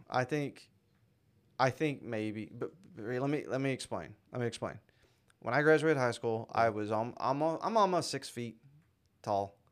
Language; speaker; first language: English; native; English